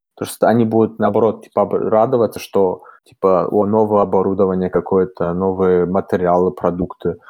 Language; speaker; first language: Russian; early bilingual, heritage; German